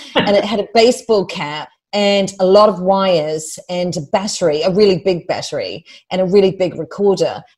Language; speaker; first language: English; native; English